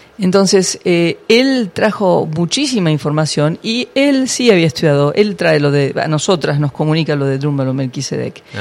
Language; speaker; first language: Spanish; early bilingual, other home language; English